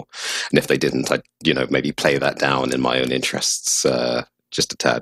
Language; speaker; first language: English; native; English